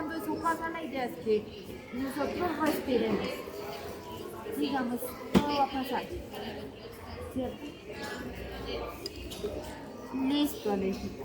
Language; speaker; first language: Spanish; native; Spanish